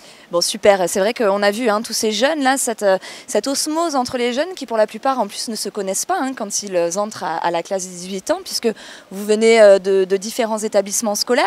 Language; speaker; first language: French; native; French